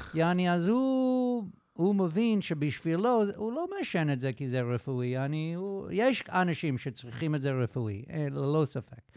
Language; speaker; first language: Hebrew; native; Hebrew